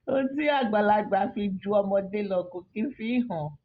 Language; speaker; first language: English; non-native, local second language; Yoruba